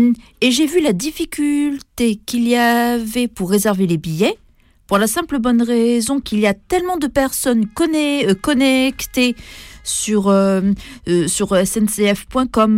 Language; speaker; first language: French; native; French